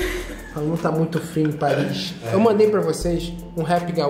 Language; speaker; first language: Portuguese; native; Portuguese